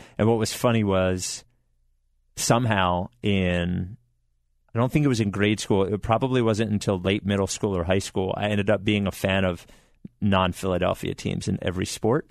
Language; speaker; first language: English; native; English